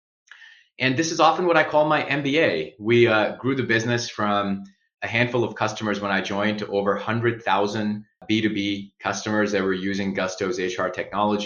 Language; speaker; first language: English; non-native, local second language; Urdu